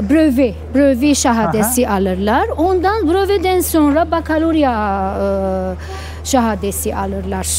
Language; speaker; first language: Turkish; non-native, fluent; Arabic